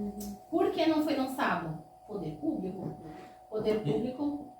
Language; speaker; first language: Portuguese; native; Portuguese